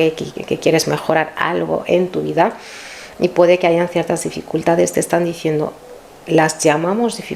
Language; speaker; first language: Spanish; native; Spanish